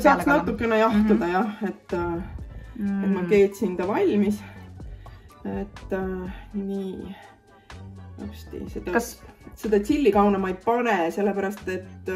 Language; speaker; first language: Estonian; native; Estonian